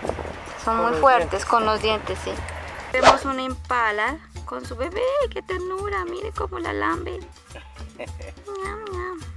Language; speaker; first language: Spanish; native; Spanish